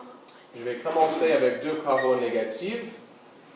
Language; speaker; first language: French; non-native, local second language; English